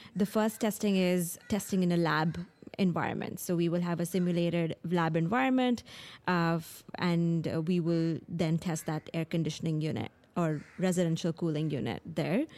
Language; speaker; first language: English; non-native, local second language; Hindi